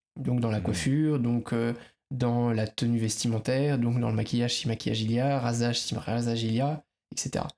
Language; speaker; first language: French; native; French